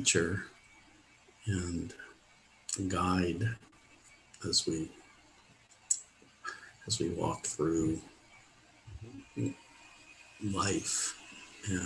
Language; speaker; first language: English; native; English